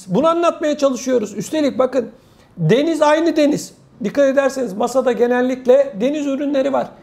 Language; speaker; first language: Turkish; native; Turkish